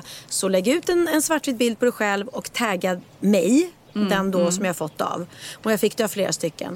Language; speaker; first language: Swedish; native; Swedish